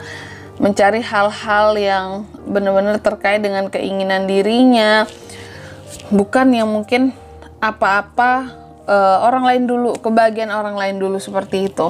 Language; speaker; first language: Indonesian; native; Indonesian